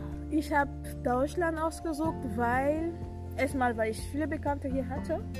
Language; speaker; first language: German; non-native, fluent; French